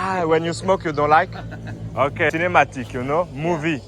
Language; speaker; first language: English; non-native, learner; French